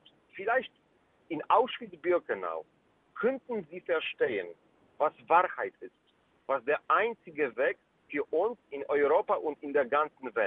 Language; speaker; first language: German; non-native, fluent; Polish